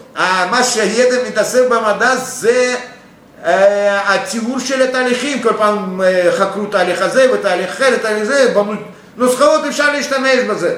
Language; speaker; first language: Hebrew; non-native, fluent; Russian